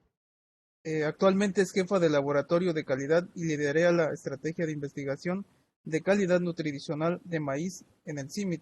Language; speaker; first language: Spanish; native; Spanish